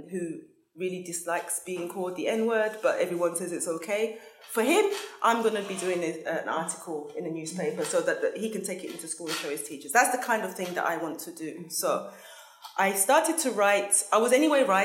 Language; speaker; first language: English; native; English